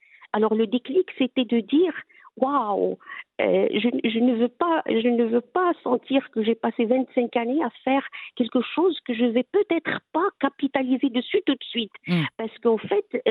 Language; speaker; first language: French; non-native, local second language; Arabic